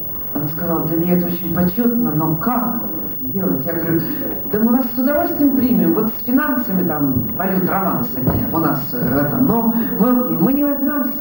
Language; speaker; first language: Russian; native; Russian